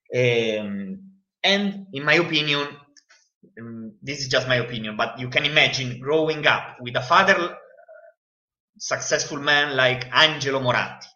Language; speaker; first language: English; non-native, fluent; Italian